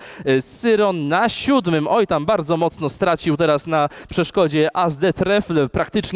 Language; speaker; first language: Polish; native; Polish